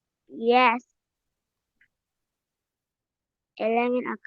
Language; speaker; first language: English; non-native, learner; Vietnamese